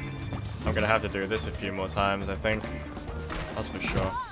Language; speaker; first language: English; native; English